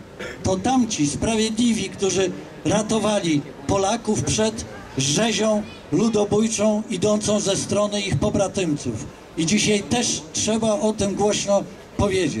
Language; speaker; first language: Polish; native; Polish